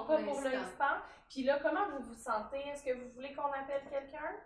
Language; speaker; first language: French; native; French